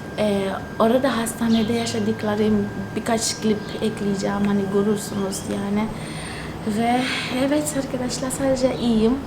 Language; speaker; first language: Turkish; non-native, fluent; Tsonga